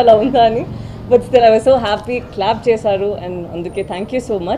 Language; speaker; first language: Telugu; non-native, learner; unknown